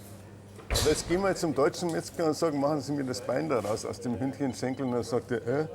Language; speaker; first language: German; native; German